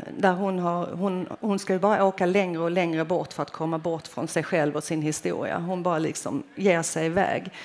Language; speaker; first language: Swedish; early bilingual, other home language; Finnish